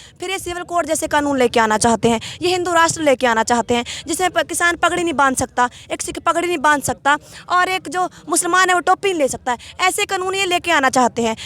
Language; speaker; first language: Hindi; non-native, local second language; Punjabi